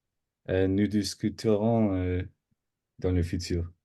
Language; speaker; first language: French; non-native, learner; English